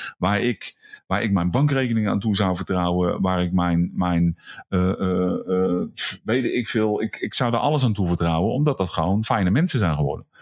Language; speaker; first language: Dutch; native; Dutch